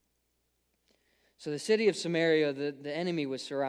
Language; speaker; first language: English; native; English